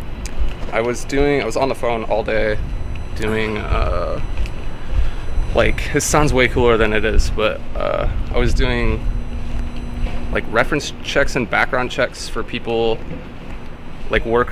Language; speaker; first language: English; native; English